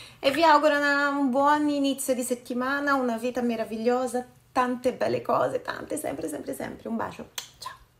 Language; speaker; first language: Italian; non-native, fluent; Portuguese